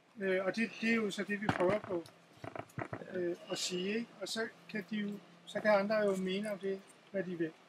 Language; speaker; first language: Danish; native; Danish